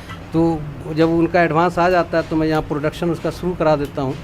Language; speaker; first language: Hindi; native; Hindi